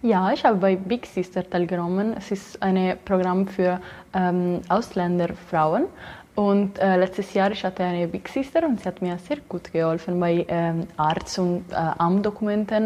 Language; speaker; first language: German; non-native, learner; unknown